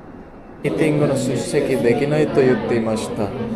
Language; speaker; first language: Japanese; non-native, learner; Sinhala